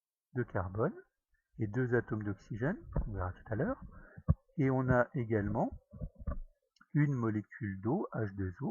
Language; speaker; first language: French; native; French